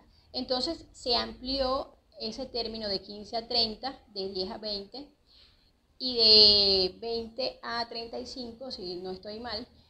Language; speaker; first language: Spanish; native; Spanish